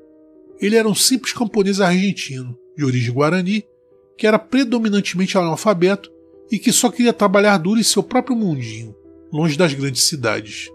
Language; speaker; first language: Portuguese; native; Portuguese